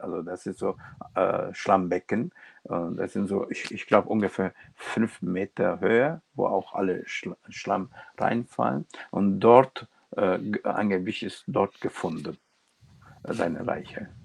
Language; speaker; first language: German; non-native, local second language; Turkish